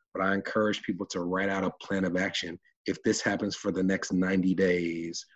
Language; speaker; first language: English; native; English